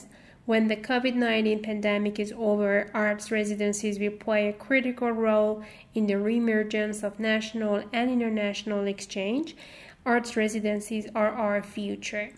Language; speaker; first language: English; non-native, fluent; Persian